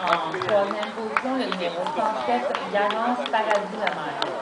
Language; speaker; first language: French; native; French